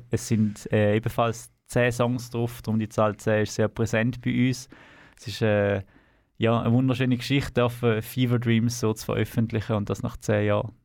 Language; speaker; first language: German; native; German